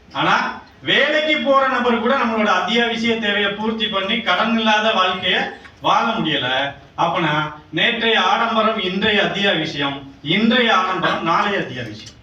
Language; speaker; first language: Tamil; native; Tamil